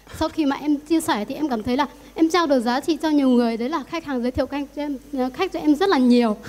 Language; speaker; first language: Vietnamese; non-native, local second language; Iu Mien